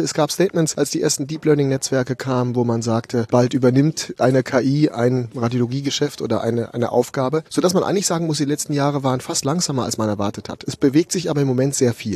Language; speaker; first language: German; native; German